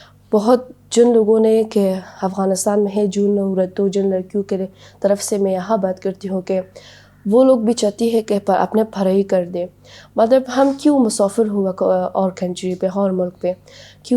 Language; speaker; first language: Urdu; non-native, learner; Persian